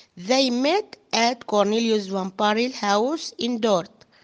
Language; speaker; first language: English; non-native, fluent; Arabic